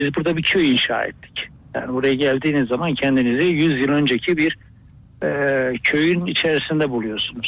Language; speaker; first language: Turkish; native; Turkish